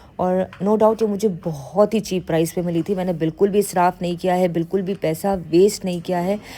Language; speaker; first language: Urdu; native; Urdu